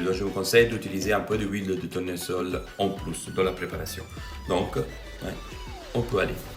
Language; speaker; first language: French; non-native, fluent; Italian